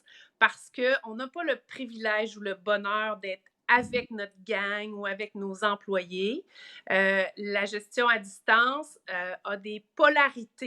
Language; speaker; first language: French; native; French